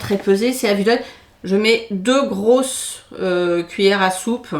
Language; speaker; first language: French; native; French